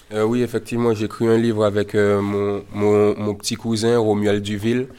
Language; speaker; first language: French; native; French